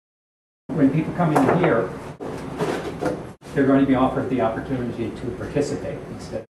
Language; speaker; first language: English; native; English